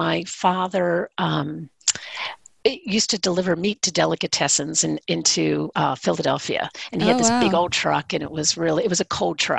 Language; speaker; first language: English; native; English